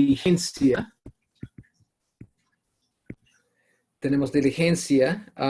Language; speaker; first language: Spanish; non-native, fluent; English